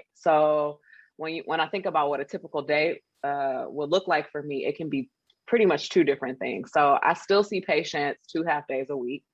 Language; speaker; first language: English; native; English